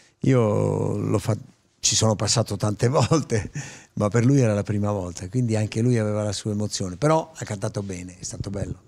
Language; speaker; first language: Italian; native; Italian